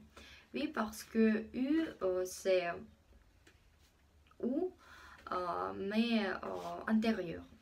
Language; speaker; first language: French; non-native, fluent; Russian